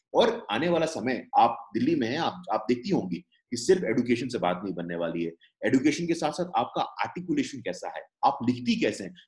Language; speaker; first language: Hindi; native; Hindi